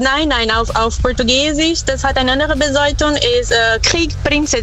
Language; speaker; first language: German; non-native, fluent; Portuguese